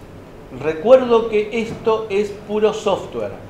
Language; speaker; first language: Spanish; native; Spanish